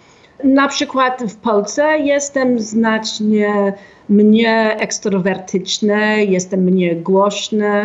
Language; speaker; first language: Polish; non-native, fluent; English